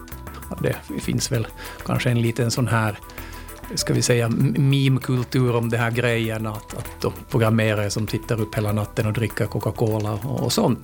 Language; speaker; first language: Swedish; native; Swedish